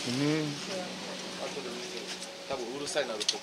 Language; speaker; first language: Japanese; non-native, learner; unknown